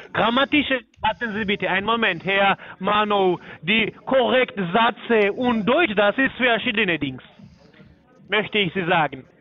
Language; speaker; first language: German; non-native, learner; Polish